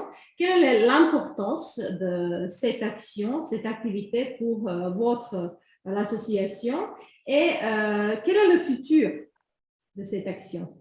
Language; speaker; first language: French; non-native, fluent; Croatian